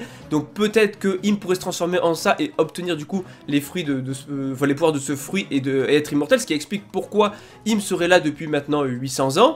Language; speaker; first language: French; native; French